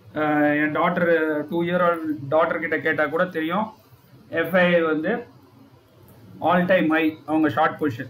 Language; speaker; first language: Tamil; native; Tamil